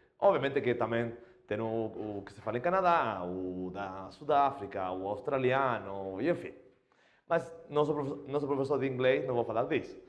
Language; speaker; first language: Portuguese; non-native, fluent; Spanish